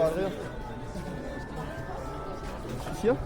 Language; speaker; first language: French; native; French